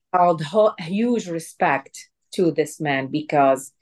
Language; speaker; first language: English; non-native, fluent; Arabic